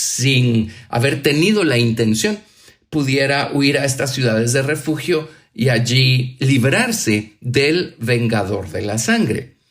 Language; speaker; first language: Spanish; native; Spanish